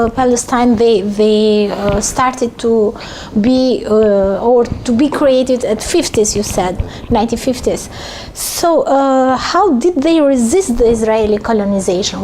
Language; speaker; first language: English; non-native, fluent; Albanian